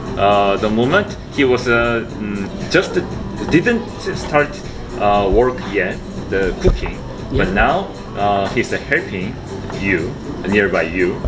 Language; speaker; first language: English; non-native, learner; Korean